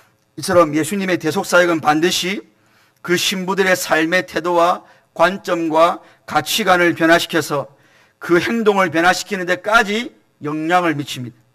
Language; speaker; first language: Korean; native; Korean